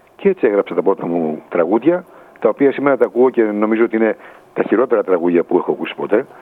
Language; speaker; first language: Greek; native; Greek